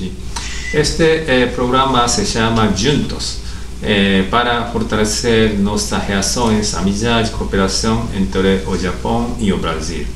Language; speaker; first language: Portuguese; non-native, learner; Japanese